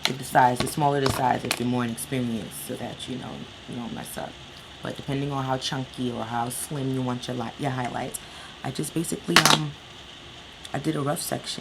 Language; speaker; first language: English; native; English